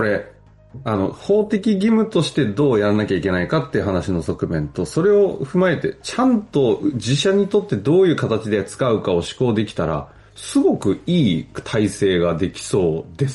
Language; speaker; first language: Japanese; native; Japanese